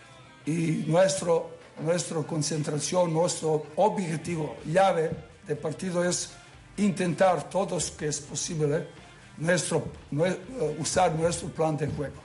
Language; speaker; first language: Spanish; non-native, learner; Serbian